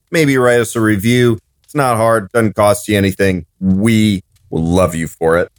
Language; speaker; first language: English; native; English